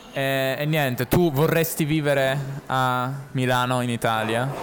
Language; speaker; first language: Italian; native; Italian